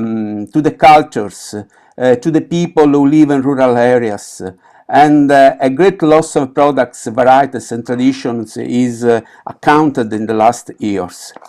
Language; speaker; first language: English; non-native, fluent; Italian